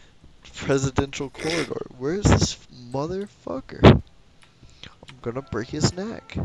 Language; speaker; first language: English; native; English